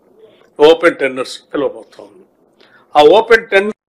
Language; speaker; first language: Telugu; native; Telugu